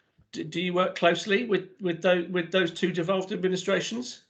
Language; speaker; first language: English; native; English